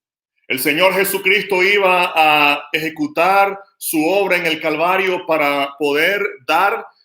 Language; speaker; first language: Spanish; native; Spanish